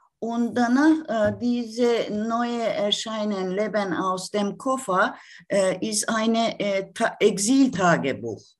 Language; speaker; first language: German; non-native, learner; Turkish